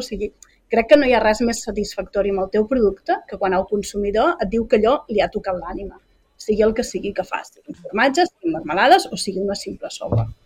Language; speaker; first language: Catalan; native; Catalan